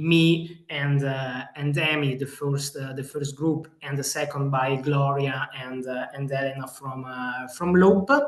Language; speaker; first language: English; non-native, fluent; Italian